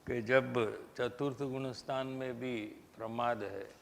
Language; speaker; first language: Hindi; non-native, local second language; Gujarati